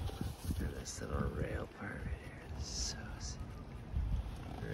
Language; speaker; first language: English; native; English